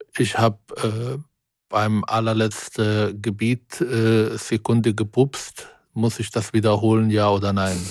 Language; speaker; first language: German; non-native, fluent; Arabic